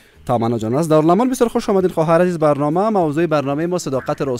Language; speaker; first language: Persian; native; Persian